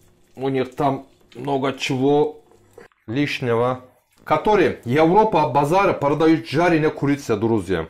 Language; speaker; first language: Russian; non-native, learner; Turkish